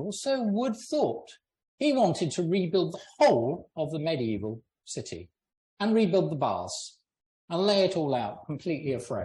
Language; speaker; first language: English; native; English